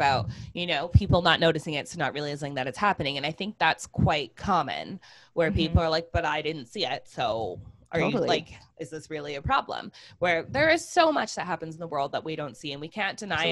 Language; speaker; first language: English; native; English